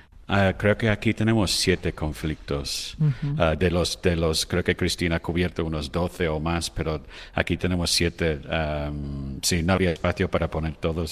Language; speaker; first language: Spanish; non-native, fluent; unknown